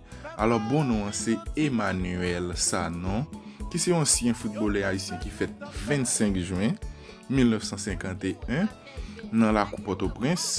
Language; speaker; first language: French; non-native, learner; Haitian Creole